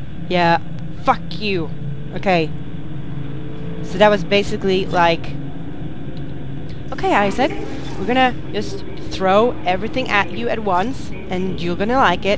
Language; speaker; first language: English; non-native, fluent; Swedish